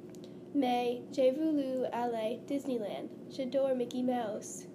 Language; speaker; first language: French; non-native, learner; English